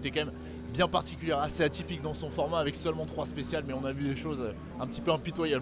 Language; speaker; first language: French; native; French